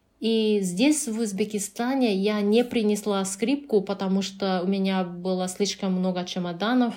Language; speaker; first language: Russian; non-native, fluent; Japanese